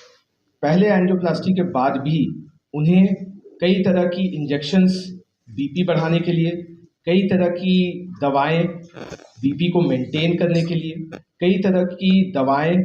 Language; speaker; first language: Hindi; native; Hindi